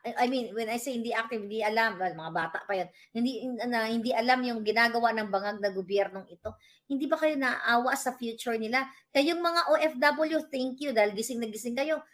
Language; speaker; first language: Filipino; non-native, local second language; Cebuano